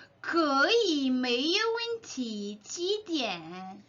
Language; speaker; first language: Chinese; non-native, learner; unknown